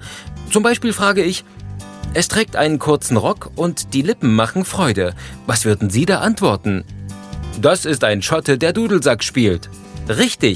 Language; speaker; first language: German; native; German